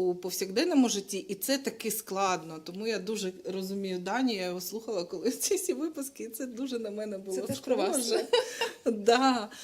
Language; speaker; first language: Ukrainian; non-native, local second language; Russian